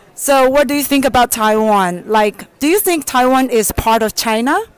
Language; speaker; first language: English; non-native, fluent; Chinese